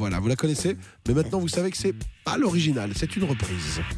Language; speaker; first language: French; native; French